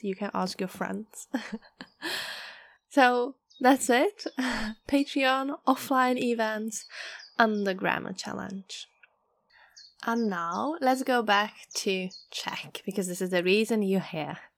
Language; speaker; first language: English; non-native, fluent; Czech